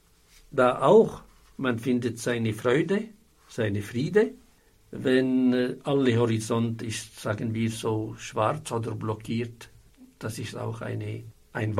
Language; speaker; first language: German; non-native, fluent; Arabic